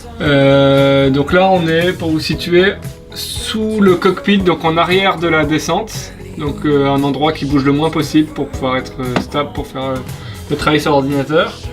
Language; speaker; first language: French; native; French